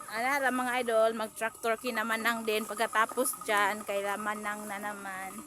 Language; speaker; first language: Filipino; non-native, local second language; Cebuano